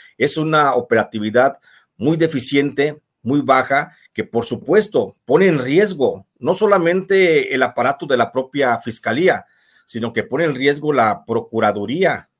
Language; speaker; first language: Spanish; native; Spanish